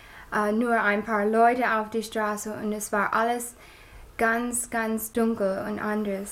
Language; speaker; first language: German; non-native, learner; English